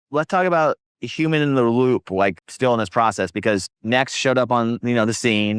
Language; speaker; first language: English; native; English